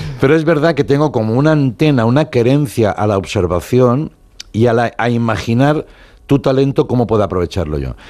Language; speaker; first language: Spanish; non-native, local second language; Catalan